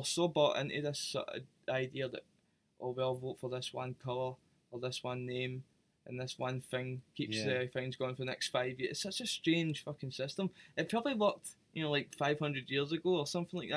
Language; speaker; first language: English; native; English